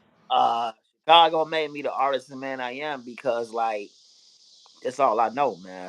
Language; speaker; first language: English; native; English